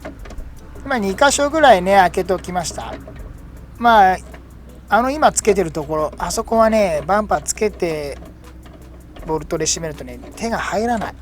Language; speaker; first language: Japanese; native; Japanese